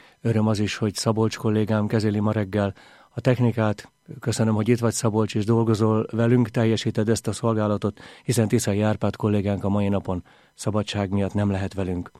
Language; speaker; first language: Hungarian; native; Hungarian